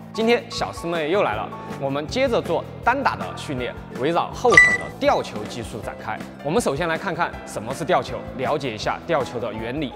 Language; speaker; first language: Chinese; native; Chinese